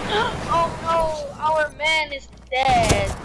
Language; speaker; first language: English; non-native, learner; Dutch